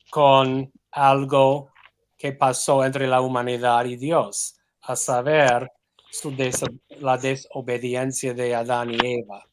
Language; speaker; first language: Spanish; non-native, fluent; English